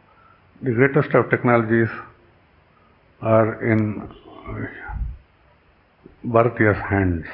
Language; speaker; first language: English; non-native, local second language; Kannada